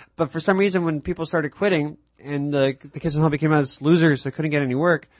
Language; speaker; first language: English; native; English